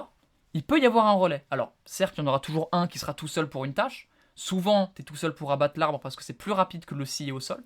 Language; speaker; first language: French; native; French